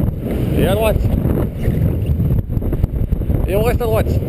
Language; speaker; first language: French; native; French